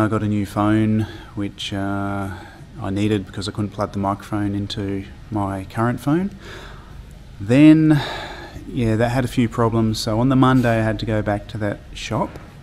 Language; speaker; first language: English; native; English